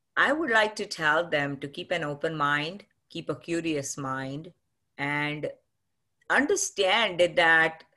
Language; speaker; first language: English; non-native, local second language; Marathi